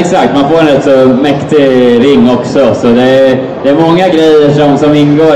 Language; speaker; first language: Swedish; native; Swedish